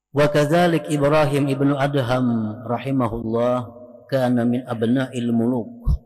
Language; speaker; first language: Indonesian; non-native, local second language; Banjar